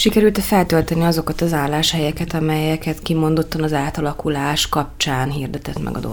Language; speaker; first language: Hungarian; native; Hungarian